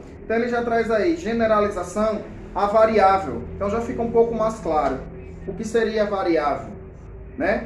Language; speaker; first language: Portuguese; native; Portuguese